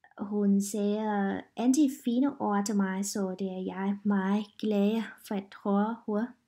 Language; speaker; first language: Danish; non-native, learner; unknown